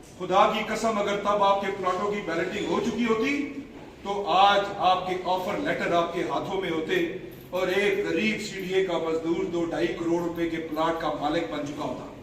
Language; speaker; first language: Urdu; non-native, local second language; Punjabi